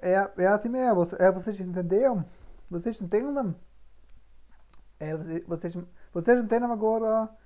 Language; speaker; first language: Portuguese; non-native, learner; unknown